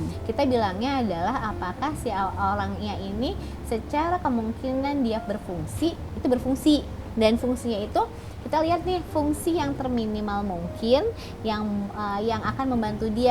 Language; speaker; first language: Indonesian; native; Indonesian